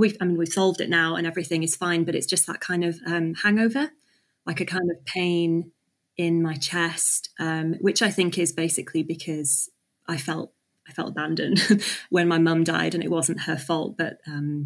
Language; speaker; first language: English; native; English